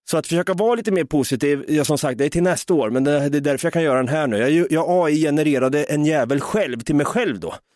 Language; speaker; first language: Swedish; native; Swedish